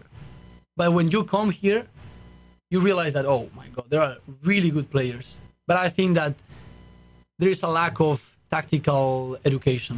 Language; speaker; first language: English; non-native, fluent; Spanish